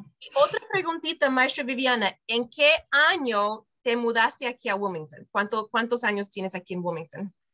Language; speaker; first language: Spanish; non-native, fluent; English